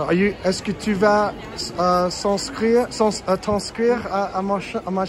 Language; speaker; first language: French; non-native, learner; English